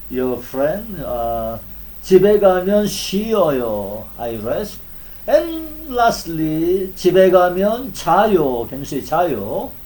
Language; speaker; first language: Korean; non-native, fluent; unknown